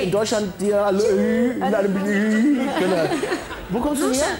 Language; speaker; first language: German; native; German